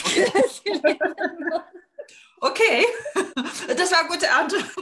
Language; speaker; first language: German; non-native, fluent; Russian